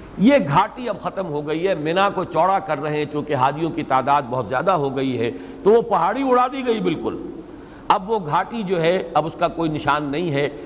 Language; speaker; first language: Urdu; native; Urdu